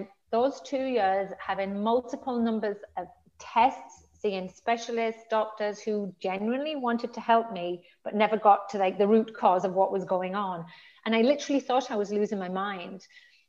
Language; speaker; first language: English; native; English